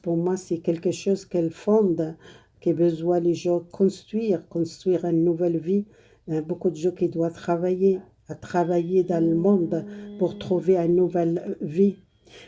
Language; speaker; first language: French; non-native, learner; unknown